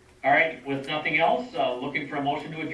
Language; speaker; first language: English; native; English